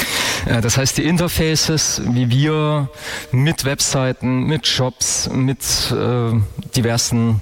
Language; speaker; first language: German; native; German